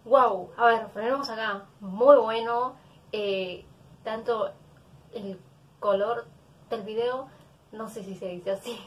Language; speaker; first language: Spanish; native; Spanish